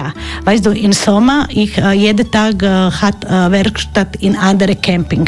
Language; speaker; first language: German; non-native, learner; Croatian